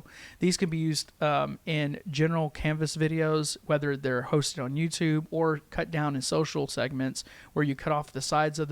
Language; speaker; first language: English; native; English